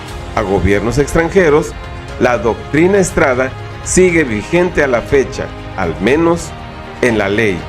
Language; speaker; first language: Spanish; native; Spanish